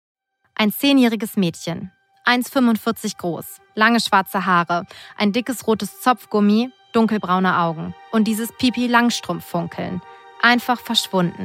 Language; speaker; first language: German; native; German